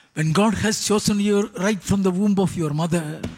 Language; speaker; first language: English; non-native, local second language; Tamil